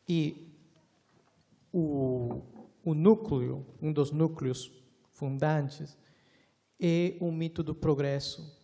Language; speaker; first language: Portuguese; non-native, fluent; Spanish